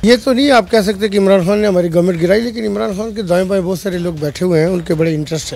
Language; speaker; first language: Urdu; non-native, local second language; Punjabi